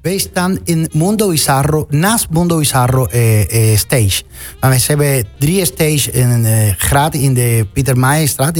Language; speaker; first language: Dutch; non-native, fluent; Spanish